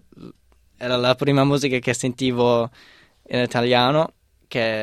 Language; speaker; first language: Italian; non-native, fluent; English